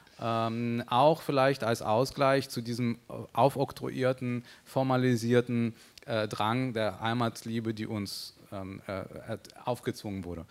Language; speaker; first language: German; early bilingual, other home language; Russian